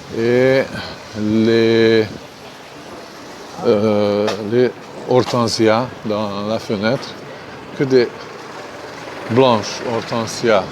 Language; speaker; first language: French; non-native, fluent; Hungarian